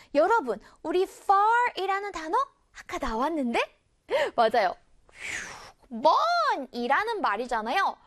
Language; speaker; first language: Korean; native; Korean